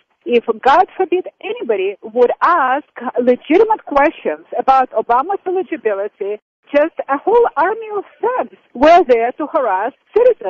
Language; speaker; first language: English; non-native, fluent; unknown